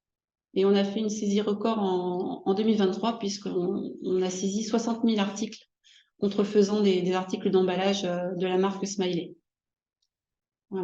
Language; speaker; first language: French; native; French